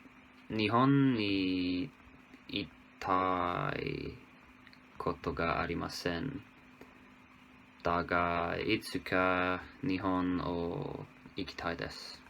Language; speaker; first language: Japanese; non-native, learner; English